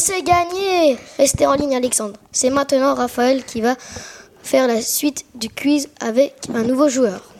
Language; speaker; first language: French; native; French